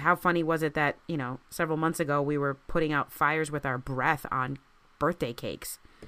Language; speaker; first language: English; native; English